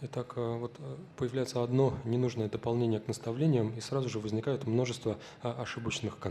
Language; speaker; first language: Russian; native; Russian